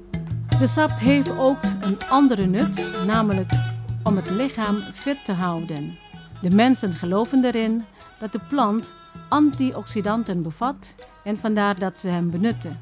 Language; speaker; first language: Dutch; non-native, fluent; Indonesian